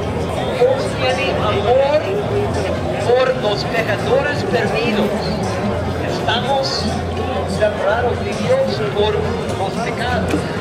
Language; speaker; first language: Spanish; non-native, learner; English